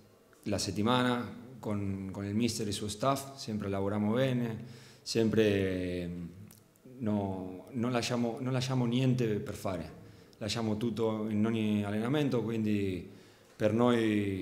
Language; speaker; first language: Italian; non-native, fluent; Spanish